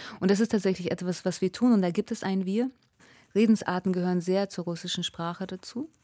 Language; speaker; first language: German; early bilingual, other home language; Russian